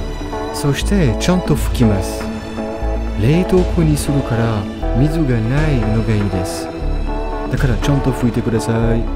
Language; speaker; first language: Japanese; non-native, learner; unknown